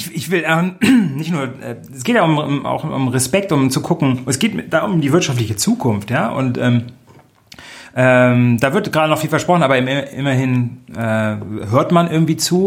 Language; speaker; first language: German; native; German